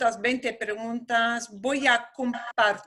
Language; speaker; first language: Spanish; non-native, fluent; English